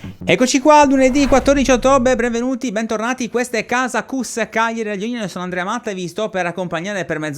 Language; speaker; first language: Italian; native; Italian